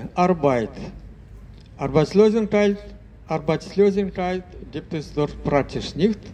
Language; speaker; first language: German; non-native, fluent; Russian